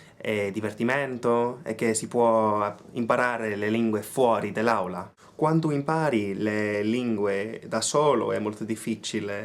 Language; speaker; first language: Italian; non-native, fluent; English